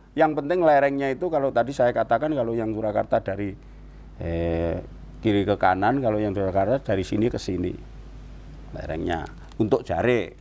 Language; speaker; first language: Indonesian; non-native, local second language; Javanese